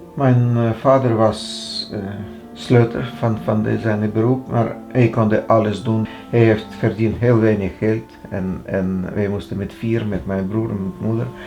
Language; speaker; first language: Dutch; non-native, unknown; Russian